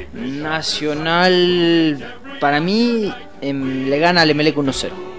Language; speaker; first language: Spanish; native; Spanish